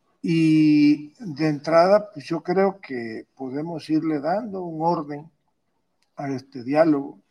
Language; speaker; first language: Spanish; native; Spanish